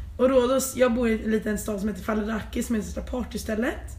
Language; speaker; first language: Swedish; native; Swedish